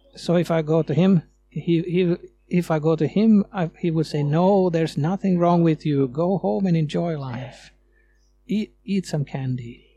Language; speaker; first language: English; non-native, fluent; Swedish